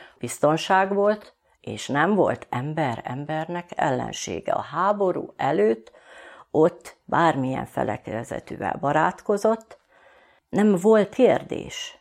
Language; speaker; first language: Hungarian; native; Hungarian